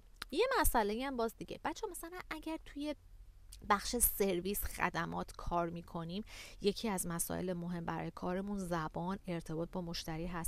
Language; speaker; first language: Persian; native; Persian